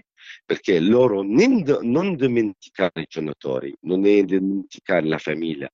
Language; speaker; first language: Italian; non-native, learner; Arabic